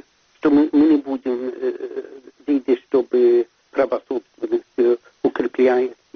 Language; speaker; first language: Russian; non-native, fluent; Swedish